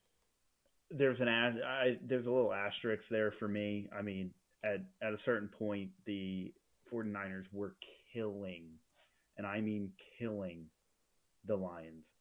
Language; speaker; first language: English; native; English